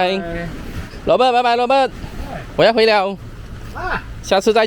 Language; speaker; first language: Chinese; native; Chinese